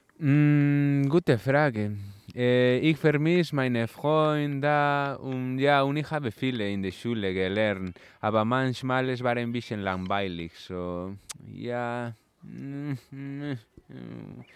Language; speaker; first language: German; non-native, learner; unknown